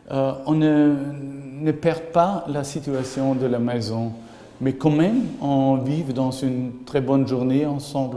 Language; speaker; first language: French; non-native, learner; German